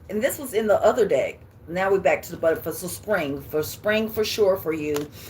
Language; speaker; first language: English; native; English